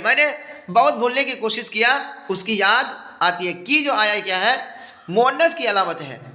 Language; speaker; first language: Urdu; native; Urdu